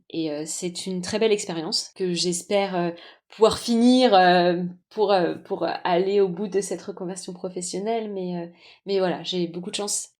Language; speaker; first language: French; native; French